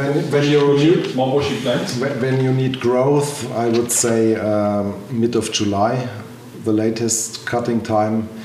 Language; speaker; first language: English; non-native, learner; German